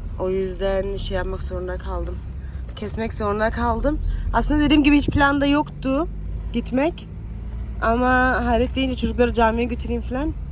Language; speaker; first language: Turkish; early bilingual, heritage; Turkish